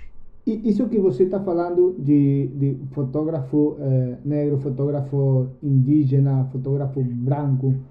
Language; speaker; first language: Portuguese; non-native, learner; Spanish